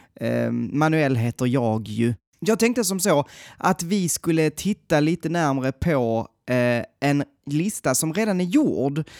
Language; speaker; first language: Swedish; native; Swedish